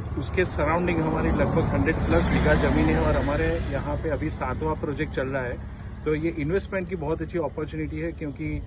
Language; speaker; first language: Hindi; non-native, local second language; Gujarati